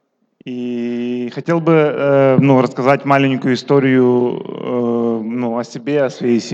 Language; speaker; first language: Russian; non-native, local second language; Ukrainian